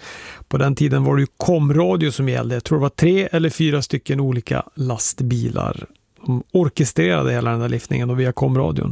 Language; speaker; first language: Swedish; native; Swedish